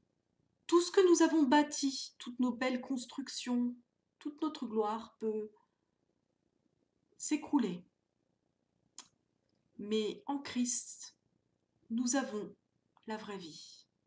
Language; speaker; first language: French; native; French